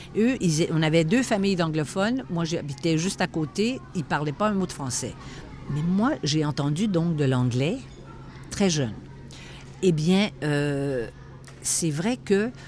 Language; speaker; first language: French; native; French